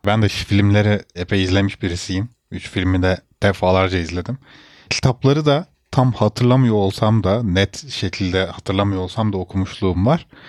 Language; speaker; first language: Turkish; native; Turkish